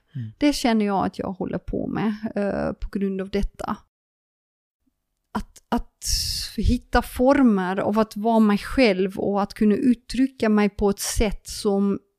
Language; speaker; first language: Swedish; non-native, fluent; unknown